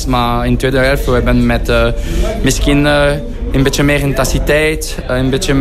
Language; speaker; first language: Dutch; non-native, fluent; French